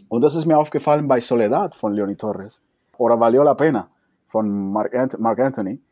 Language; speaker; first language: German; non-native, fluent; Spanish